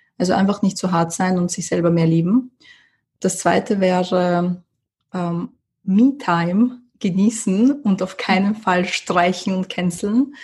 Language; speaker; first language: German; early bilingual, other home language; Russian